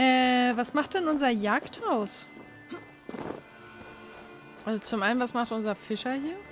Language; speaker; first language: German; native; German